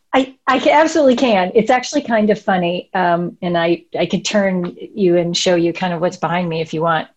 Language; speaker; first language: English; native; English